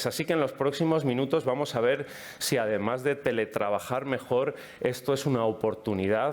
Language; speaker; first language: Spanish; native; Spanish